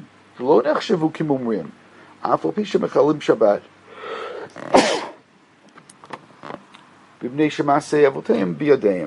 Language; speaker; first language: Hebrew; non-native, fluent; English